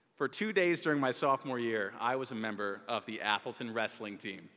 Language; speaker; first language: English; native; English